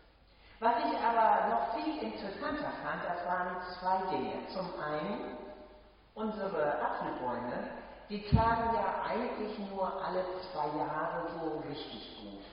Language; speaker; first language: German; native; German